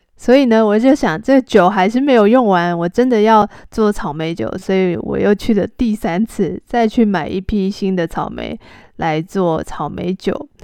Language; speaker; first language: Chinese; native; Chinese